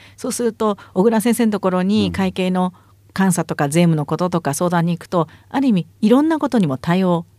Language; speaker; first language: Japanese; native; Japanese